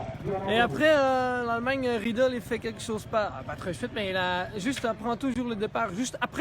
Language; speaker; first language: French; non-native, learner; Dutch